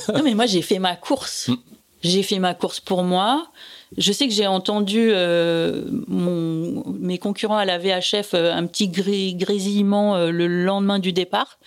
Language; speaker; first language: French; native; French